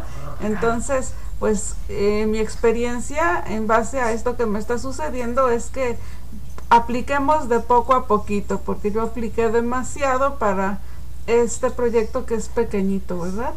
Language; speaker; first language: Spanish; native; Spanish